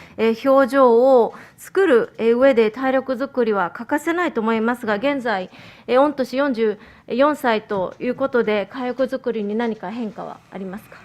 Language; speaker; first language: Japanese; native; Japanese